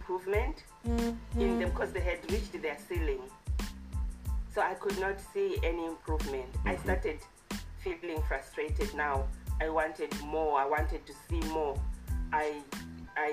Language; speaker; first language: English; non-native, local second language; Shona